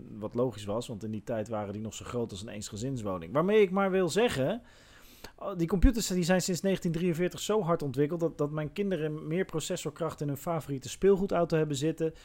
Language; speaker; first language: Dutch; native; Dutch